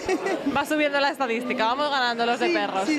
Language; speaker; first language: Spanish; native; Spanish